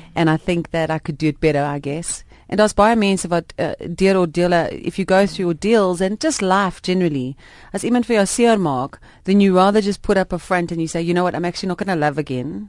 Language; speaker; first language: English; non-native, local second language; Afrikaans